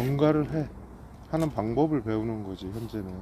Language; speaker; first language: Korean; native; Korean